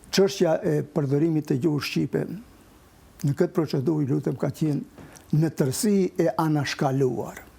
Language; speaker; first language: Albanian; native; Albanian